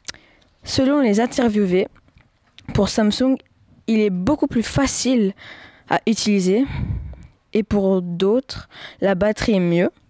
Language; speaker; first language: French; native; French